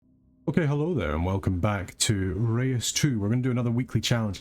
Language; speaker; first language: English; native; English